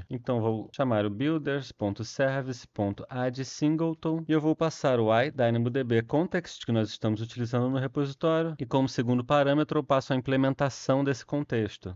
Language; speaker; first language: Portuguese; native; Portuguese